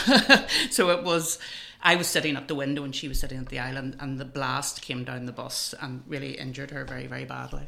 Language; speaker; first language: English; native; English